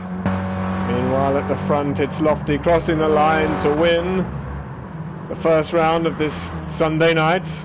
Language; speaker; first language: English; native; English